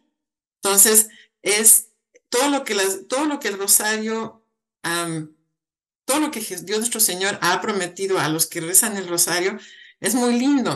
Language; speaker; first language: Spanish; native; Spanish